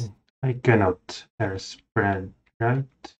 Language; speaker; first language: English; non-native, fluent; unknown